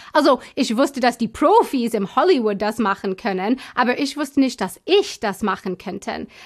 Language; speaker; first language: German; non-native, fluent; English